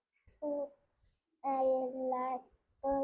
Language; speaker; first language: English; non-native, learner; Vietnamese